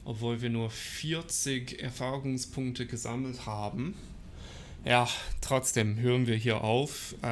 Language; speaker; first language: German; non-native, learner; English